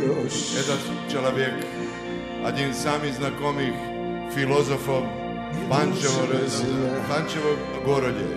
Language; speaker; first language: Russian; non-native, learner; Serbian